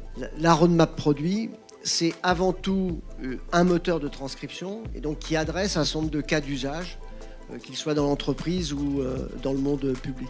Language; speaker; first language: French; native; French